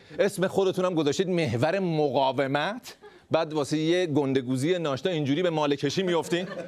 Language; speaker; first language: Persian; native; Persian